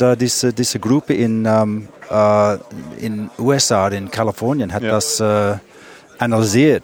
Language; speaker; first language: German; non-native, learner; English